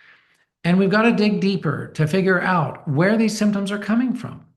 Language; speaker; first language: English; native; English